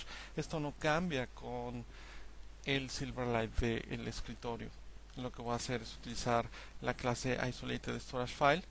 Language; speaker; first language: Spanish; native; Spanish